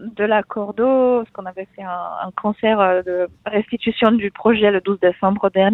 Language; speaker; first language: French; non-native, fluent; Polish